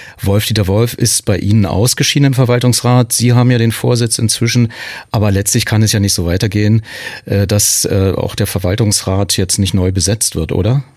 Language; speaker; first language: German; native; German